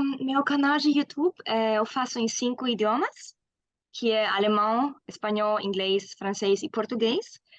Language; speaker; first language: Portuguese; non-native, fluent; German